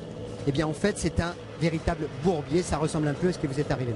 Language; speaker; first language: French; native; French